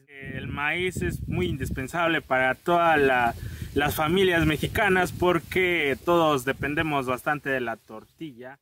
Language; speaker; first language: Spanish; non-native, local second language; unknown